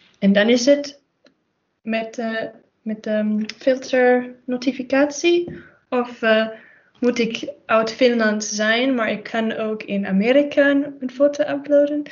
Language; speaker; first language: Dutch; non-native, learner; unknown